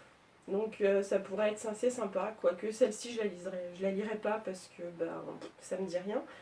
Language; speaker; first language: French; native; French